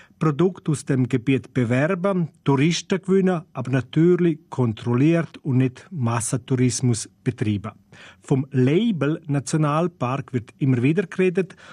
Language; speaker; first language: German; non-native, local second language; Romansh